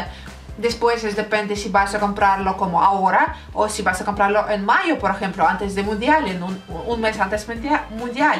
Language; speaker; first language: Spanish; non-native, learner; Russian